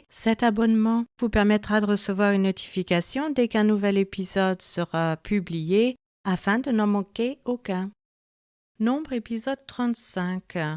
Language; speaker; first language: French; native; French